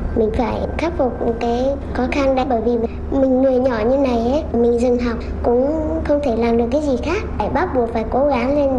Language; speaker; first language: Vietnamese; non-native, local second language; Hmong